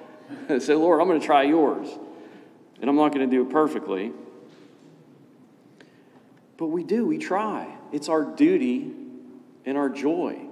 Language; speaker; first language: English; native; English